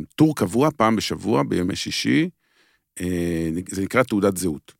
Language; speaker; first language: Hebrew; native; Hebrew